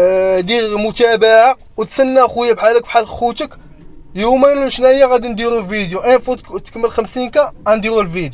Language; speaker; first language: Arabic; native; Arabic